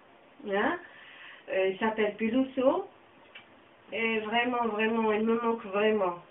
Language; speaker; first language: French; non-native, local second language; Kabyle